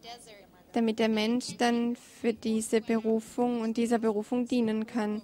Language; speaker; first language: German; non-native, fluent; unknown